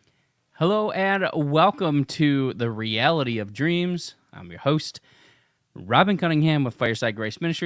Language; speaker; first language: English; native; English